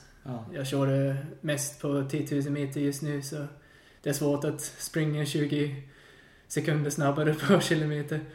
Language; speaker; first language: Swedish; non-native, fluent; English